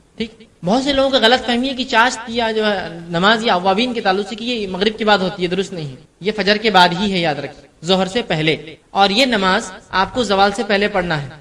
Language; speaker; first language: Urdu; native; Urdu